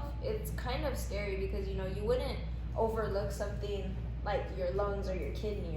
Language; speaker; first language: English; native; English